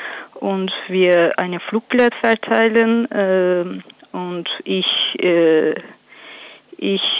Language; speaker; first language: German; non-native, learner; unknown